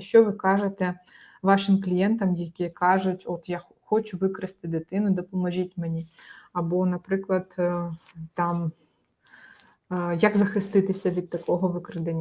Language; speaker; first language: Ukrainian; native; Ukrainian